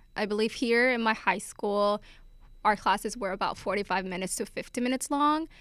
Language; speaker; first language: English; non-native, fluent; Finnish